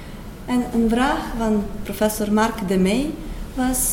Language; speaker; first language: Dutch; non-native, fluent; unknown